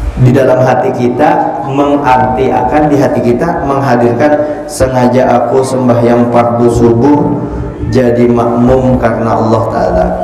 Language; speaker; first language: Indonesian; non-native, local second language; Banjar